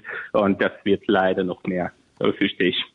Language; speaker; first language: German; non-native, fluent; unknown